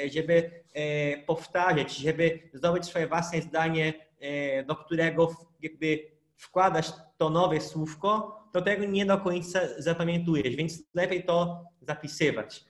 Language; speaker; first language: Polish; non-native, fluent; Portuguese